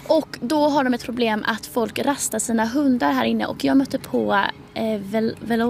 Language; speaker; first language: Swedish; native; Swedish